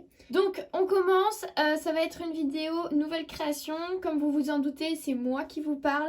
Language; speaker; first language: French; native; French